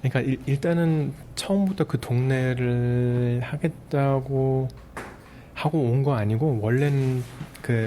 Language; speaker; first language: Korean; early bilingual, heritage; Korean